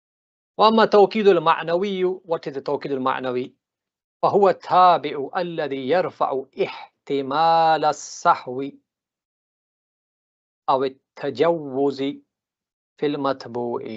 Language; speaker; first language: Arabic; non-native, fluent; English